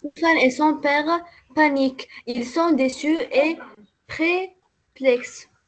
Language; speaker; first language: French; non-native, learner; Arabic